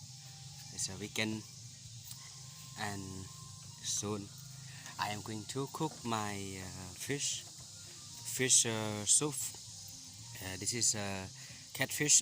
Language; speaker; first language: English; non-native, learner; Lao